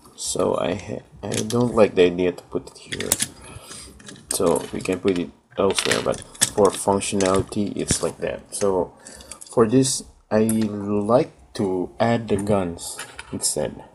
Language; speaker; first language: English; non-native, local second language; Cebuano